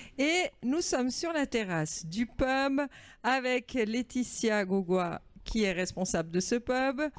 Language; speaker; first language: French; native; French